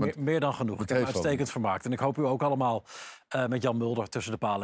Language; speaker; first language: Dutch; native; Dutch